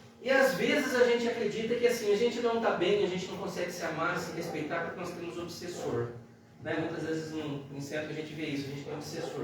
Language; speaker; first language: Portuguese; native; Portuguese